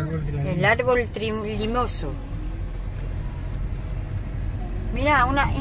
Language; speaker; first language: Spanish; native; Spanish